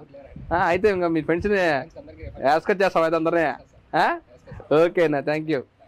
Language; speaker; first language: Telugu; native; Telugu